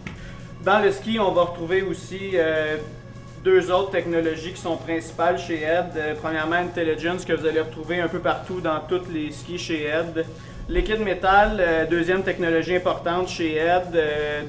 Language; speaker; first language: French; native; French